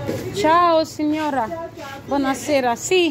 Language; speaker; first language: Italian; non-native, learner; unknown